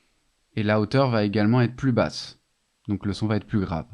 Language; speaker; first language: French; native; French